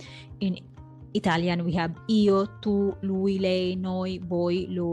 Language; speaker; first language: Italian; non-native, fluent; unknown